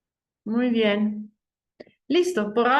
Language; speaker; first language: Spanish; native; Spanish